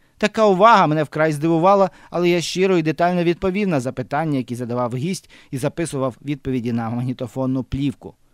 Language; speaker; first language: Ukrainian; native; Ukrainian